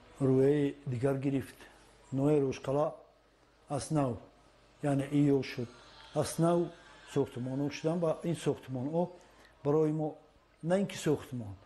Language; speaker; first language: Tajik; non-native, local second language; Shughni